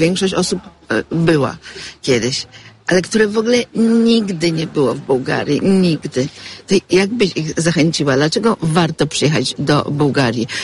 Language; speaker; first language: Polish; native; Polish